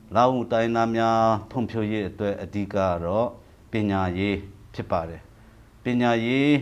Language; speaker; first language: Burmese; non-native, local second language; Lahu